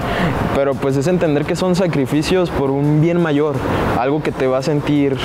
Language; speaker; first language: Spanish; native; Spanish